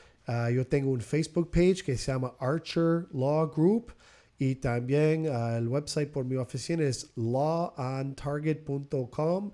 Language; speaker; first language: Spanish; early bilingual, heritage; English